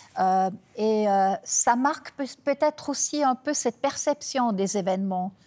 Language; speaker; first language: French; non-native, local second language; German